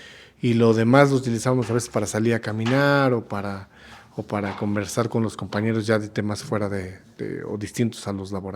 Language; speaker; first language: Spanish; native; Spanish